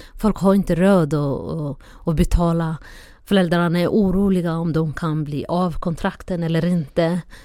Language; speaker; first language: Swedish; non-native, fluent; Somali